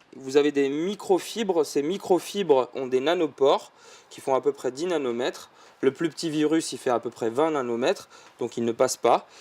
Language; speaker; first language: French; early bilingual, other home language; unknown